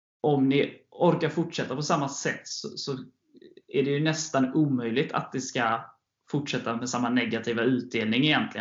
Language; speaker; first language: Swedish; native; Swedish